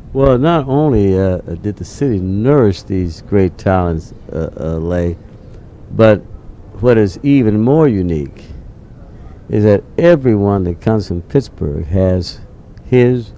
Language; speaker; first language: English; native; English